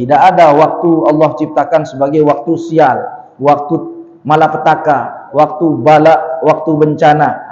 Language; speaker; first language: Malay; non-native, local second language; Sasak